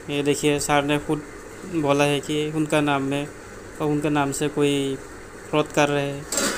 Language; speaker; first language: Hindi; non-native, local second language; Marathi